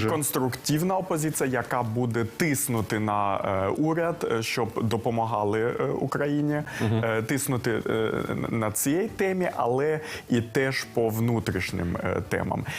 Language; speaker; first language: Ukrainian; early bilingual, heritage; Ukrainian